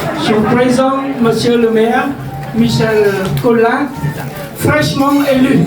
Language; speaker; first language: French; non-native, fluent; Khmer